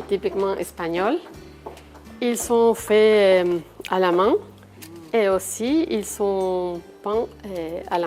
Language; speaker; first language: French; non-native, fluent; Spanish